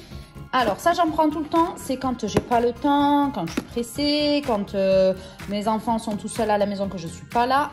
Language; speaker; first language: French; native; French